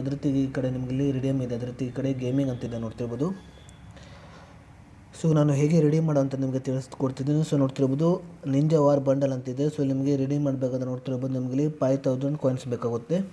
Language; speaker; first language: Kannada; native; Kannada